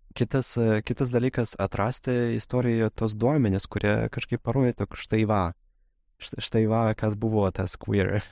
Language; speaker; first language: Lithuanian; non-native, fluent; Russian